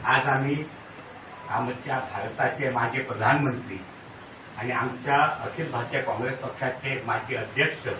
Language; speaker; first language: Marathi; non-native, local second language; Konkani